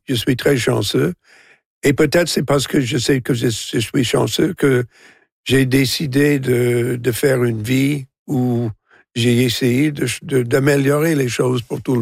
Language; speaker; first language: French; non-native, local second language; English